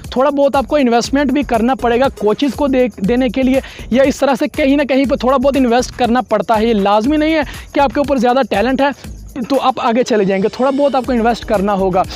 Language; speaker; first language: Urdu; non-native, local second language; Punjabi